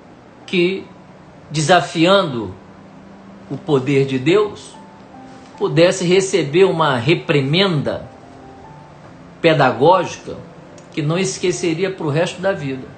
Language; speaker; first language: Portuguese; native; Portuguese